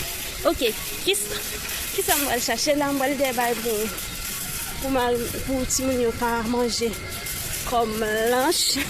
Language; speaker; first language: French; non-native, learner; Haitian Creole